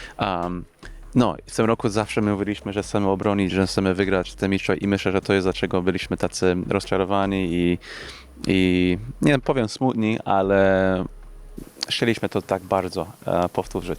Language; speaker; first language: Polish; early bilingual, heritage; English